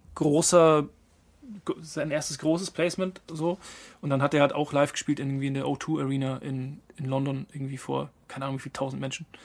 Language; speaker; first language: German; native; German